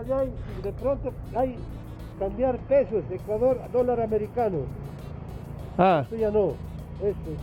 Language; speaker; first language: Spanish; native; Spanish